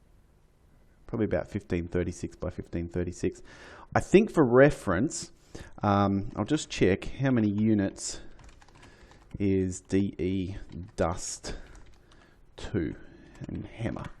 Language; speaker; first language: English; native; English